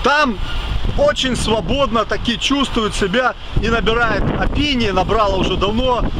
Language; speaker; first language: Russian; non-native, local second language; Ukrainian